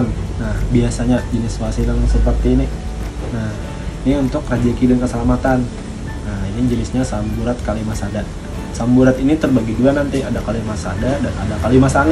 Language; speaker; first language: Indonesian; non-native, local second language; Banjar